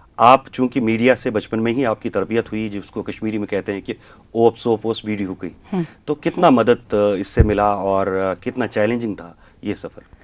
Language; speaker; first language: Urdu; non-native, local second language; Kashmiri